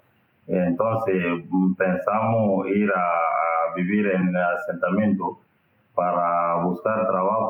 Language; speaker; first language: Spanish; non-native, learner; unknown